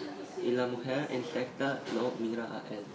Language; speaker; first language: Spanish; non-native, learner; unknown